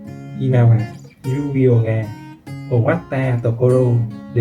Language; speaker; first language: Japanese; non-native, learner; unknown